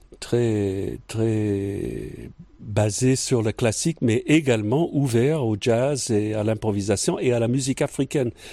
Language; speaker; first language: French; non-native, fluent; English